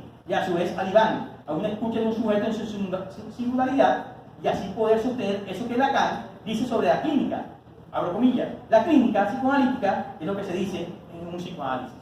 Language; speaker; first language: Spanish; native; Spanish